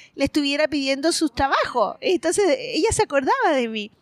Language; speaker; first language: Spanish; native; Spanish